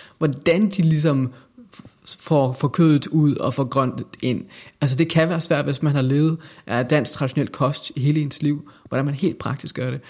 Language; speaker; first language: Danish; native; Danish